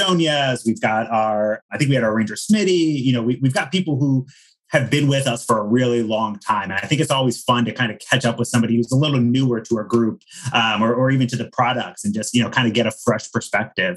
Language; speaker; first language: English; native; English